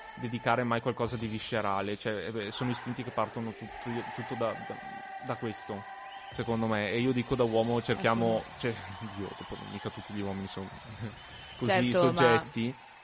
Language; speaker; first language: Italian; native; Italian